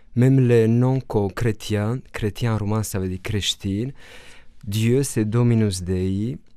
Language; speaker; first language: French; non-native, fluent; Romanian